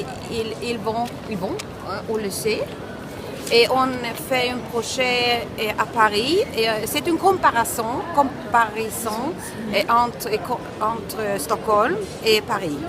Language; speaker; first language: French; non-native, learner; Swedish